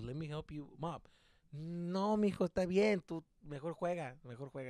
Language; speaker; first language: Spanish; early bilingual, heritage; Spanish